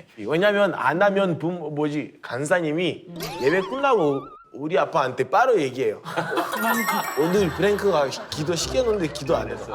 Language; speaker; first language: Korean; early bilingual, heritage; English